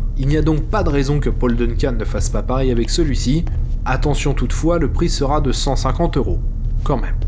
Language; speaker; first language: French; native; French